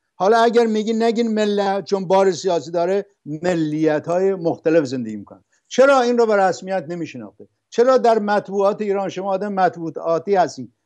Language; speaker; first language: Persian; non-native, local second language; Arabic